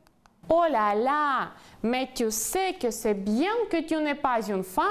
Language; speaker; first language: French; non-native, fluent; Ukrainian